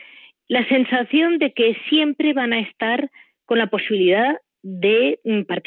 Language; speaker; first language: Spanish; native; Spanish